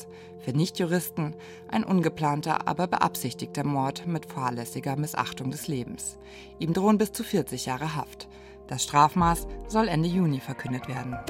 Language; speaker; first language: German; native; German